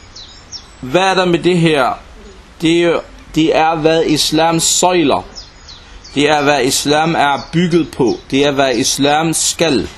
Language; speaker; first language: Danish; non-native, local second language; Arabic